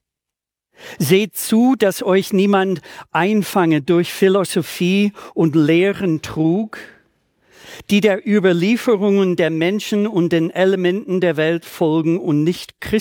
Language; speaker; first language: German; non-native, fluent; English